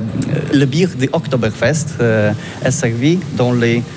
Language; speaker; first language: French; non-native, learner; Polish